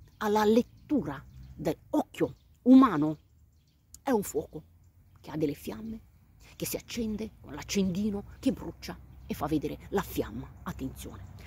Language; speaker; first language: Italian; non-native, fluent; Romanian